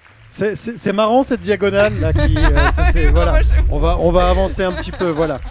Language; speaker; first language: French; native; French